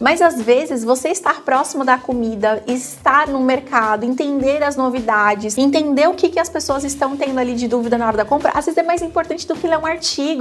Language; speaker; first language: Portuguese; native; Portuguese